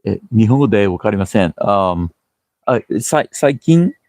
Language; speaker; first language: Japanese; non-native, learner; English